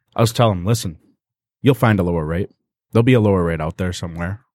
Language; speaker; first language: English; native; English